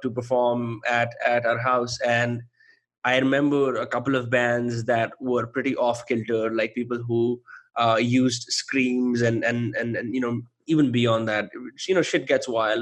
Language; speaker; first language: English; non-native, local second language; Hindi